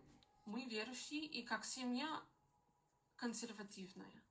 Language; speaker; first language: Russian; non-native, fluent; English